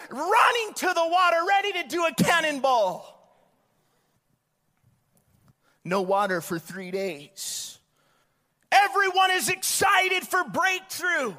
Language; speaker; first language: English; native; English